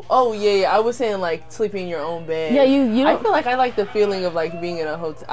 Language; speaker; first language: English; native; English